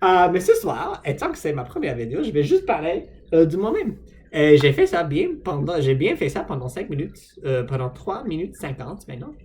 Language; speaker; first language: French; non-native, fluent; English